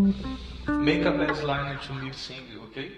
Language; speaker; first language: English; non-native, learner; Portuguese